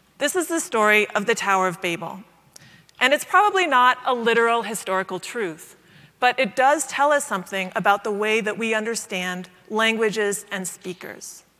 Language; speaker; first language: English; native; English